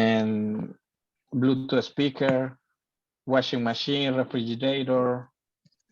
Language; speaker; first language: English; non-native, learner; Spanish